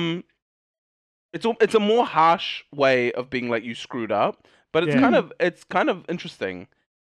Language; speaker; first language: English; native; English